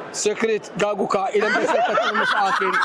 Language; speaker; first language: Filipino; non-native, learner; Arabic